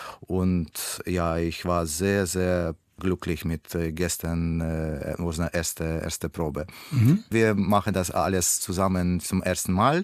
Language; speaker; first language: German; non-native, fluent; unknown